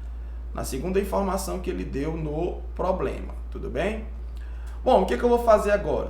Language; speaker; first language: Portuguese; native; Portuguese